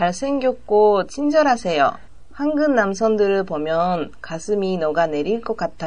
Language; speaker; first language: Korean; non-native, learner; Japanese